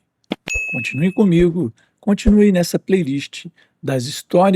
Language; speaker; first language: Portuguese; native; Portuguese